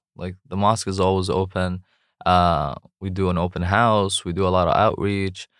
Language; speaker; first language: English; non-native, fluent; Arabic